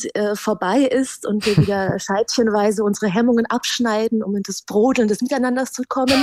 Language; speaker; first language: German; native; German